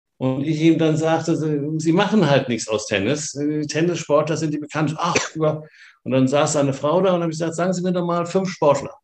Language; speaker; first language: German; native; German